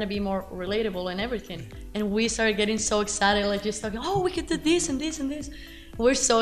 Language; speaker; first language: English; non-native, fluent; Spanish